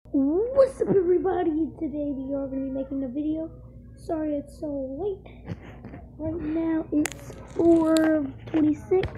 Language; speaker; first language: English; native; English